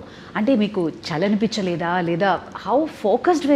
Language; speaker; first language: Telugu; native; Telugu